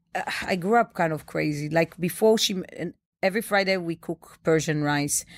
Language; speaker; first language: English; non-native, fluent; Hebrew